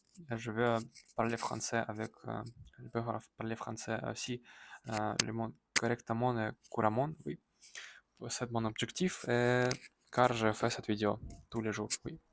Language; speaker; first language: French; non-native, learner; Russian